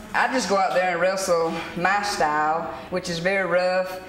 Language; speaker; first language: English; native; English